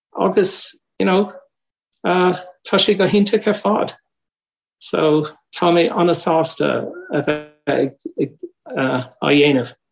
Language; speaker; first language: Irish; non-native, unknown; English